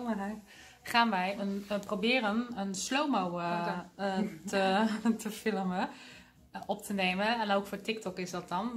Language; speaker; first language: Dutch; native; Dutch